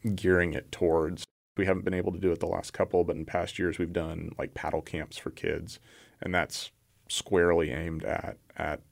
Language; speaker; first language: English; native; English